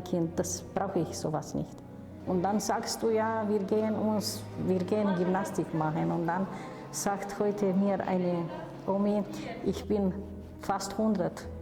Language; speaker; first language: German; non-native, fluent; Romanian